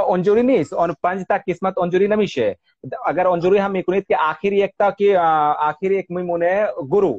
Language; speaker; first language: Persian; non-native, fluent; Hindi